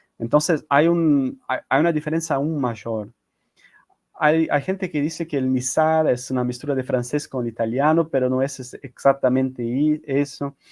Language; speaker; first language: Spanish; non-native, fluent; Portuguese